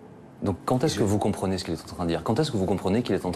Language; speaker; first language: French; native; French